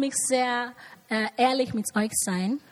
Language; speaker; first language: German; non-native, learner; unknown